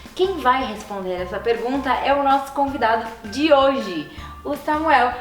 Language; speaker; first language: Portuguese; native; Portuguese